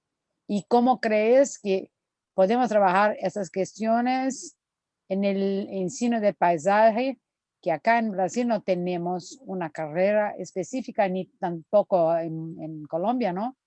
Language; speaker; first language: Spanish; non-native, fluent; Portuguese